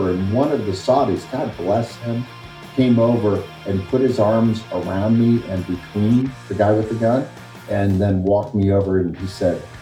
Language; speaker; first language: English; native; English